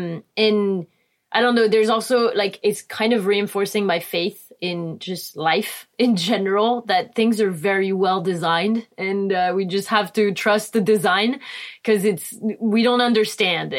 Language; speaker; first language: English; non-native, fluent; French